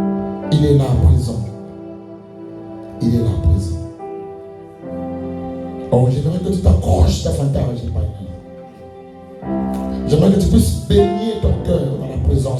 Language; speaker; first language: French; non-native, local second language; Lingala